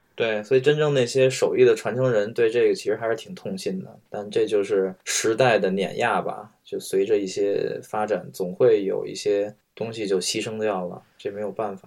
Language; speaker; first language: Chinese; native; Chinese